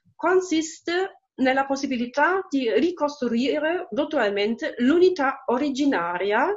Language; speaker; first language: Italian; non-native, fluent; German